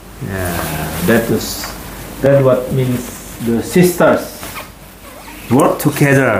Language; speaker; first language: English; non-native, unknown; Indonesian